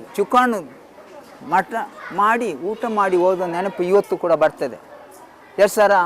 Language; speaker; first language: Kannada; non-native, local second language; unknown